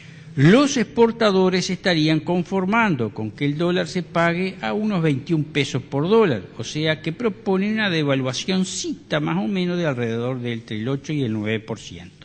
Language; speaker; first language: Spanish; native; Spanish